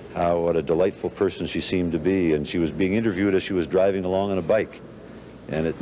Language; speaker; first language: English; native; English